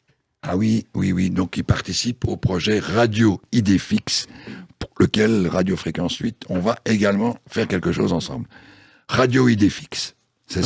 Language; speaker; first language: French; native; French